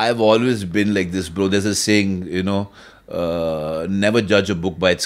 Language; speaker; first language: English; non-native, local second language; Hindi